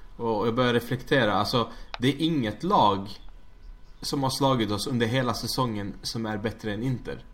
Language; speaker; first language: Swedish; early bilingual, other home language; Arabic